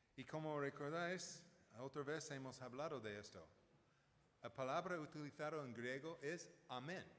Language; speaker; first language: Spanish; non-native, fluent; English